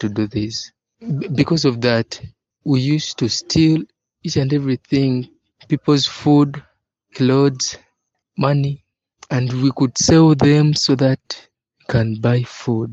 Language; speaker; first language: English; non-native, local second language; Ganda